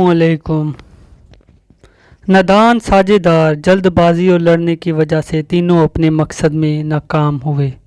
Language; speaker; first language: Urdu; native; Urdu